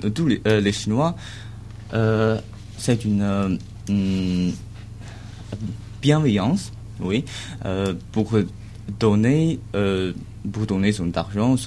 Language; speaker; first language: French; non-native, learner; Chinese